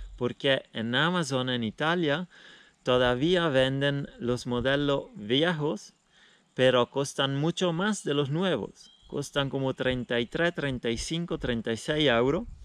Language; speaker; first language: Spanish; non-native, fluent; Italian